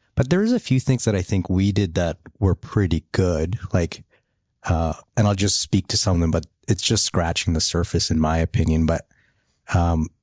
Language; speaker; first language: English; early bilingual, other home language; Polish